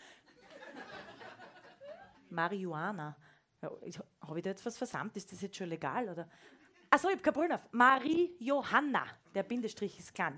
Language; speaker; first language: German; native; German